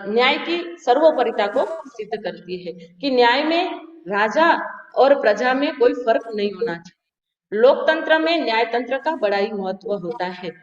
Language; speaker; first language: Hindi; non-native, local second language; Gujarati